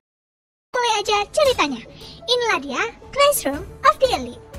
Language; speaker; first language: Indonesian; native; Indonesian